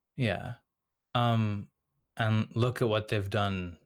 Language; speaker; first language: English; non-native, local second language; Serbian